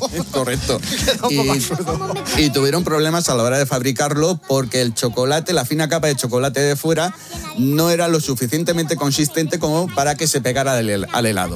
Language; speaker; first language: Spanish; native; Spanish